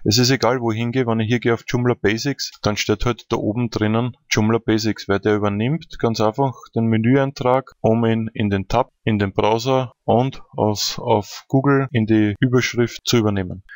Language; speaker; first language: German; native; German